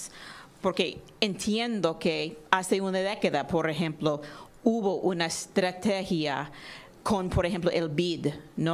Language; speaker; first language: Spanish; non-native, fluent; English